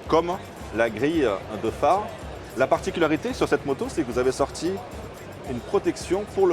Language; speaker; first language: French; native; French